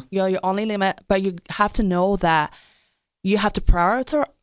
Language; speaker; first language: English; non-native, local second language; French